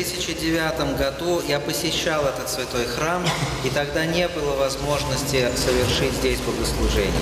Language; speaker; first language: Russian; native; Russian